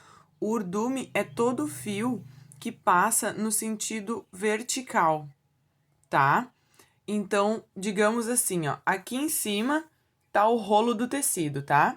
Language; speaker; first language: Portuguese; native; Portuguese